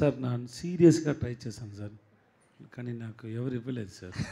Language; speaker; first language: Telugu; non-native, learner; Tamil